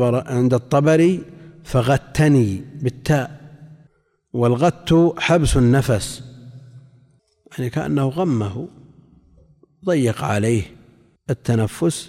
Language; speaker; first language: Arabic; native; Arabic